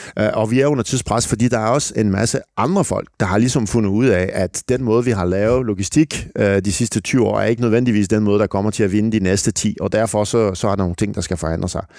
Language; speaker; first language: Danish; non-native, fluent; French